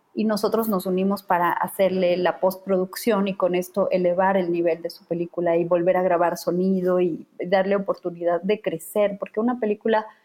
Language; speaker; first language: Spanish; native; Spanish